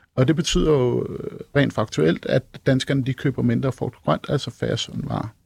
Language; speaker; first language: Danish; native; Danish